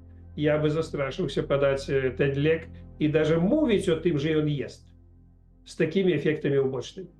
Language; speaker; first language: Polish; non-native, learner; Russian